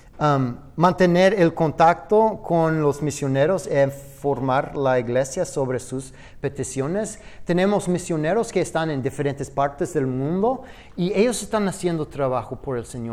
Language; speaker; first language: Spanish; non-native, fluent; English